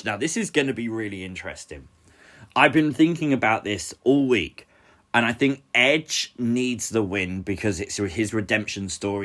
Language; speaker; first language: English; native; English